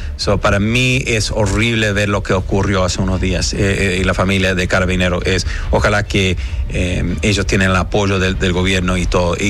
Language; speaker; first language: Spanish; early bilingual, heritage; English